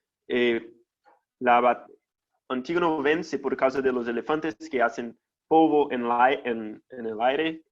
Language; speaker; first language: Spanish; non-native, fluent; Portuguese